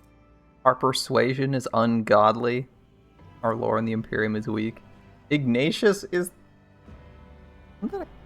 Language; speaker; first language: English; native; English